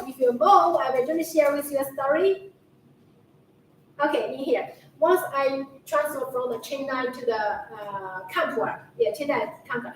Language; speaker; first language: English; non-native, learner; Chinese